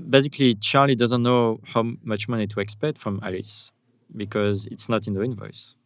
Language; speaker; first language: English; non-native, fluent; French